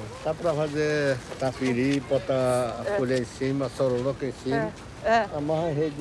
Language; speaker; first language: Portuguese; non-native, local second language; Yanomámi